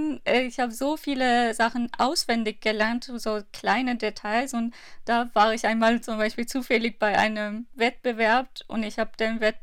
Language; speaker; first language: German; non-native, fluent; Persian